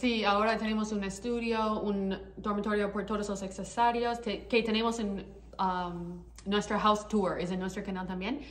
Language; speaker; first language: Spanish; non-native, learner; English